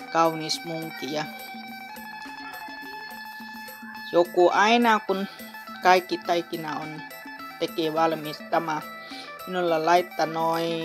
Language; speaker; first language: Finnish; non-native, learner; Northeastern Thai